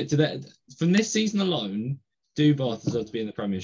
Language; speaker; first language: English; native; English